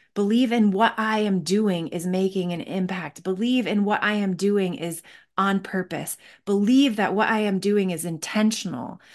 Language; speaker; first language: English; native; English